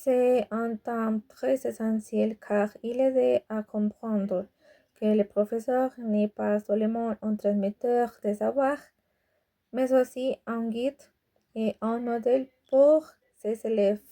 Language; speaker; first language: French; non-native, fluent; Spanish